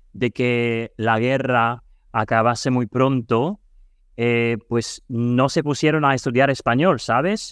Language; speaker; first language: Spanish; non-native, fluent; Ukrainian